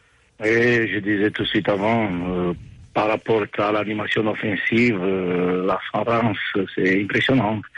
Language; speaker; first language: French; non-native, fluent; Romanian